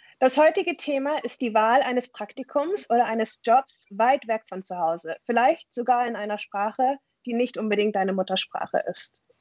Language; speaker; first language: German; non-native, fluent; English